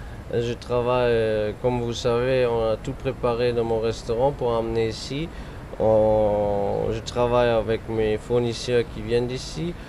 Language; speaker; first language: French; non-native, fluent; German